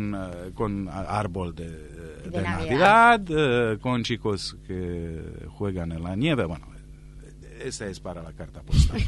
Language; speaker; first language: Spanish; non-native, fluent; Romanian